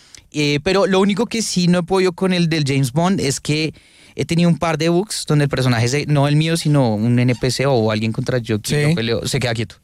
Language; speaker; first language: Spanish; native; Spanish